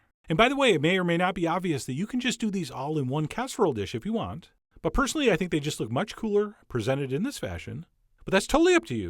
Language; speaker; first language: English; native; English